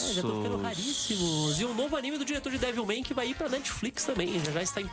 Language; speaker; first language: Portuguese; native; Portuguese